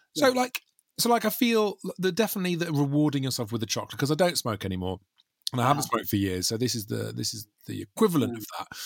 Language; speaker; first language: English; native; English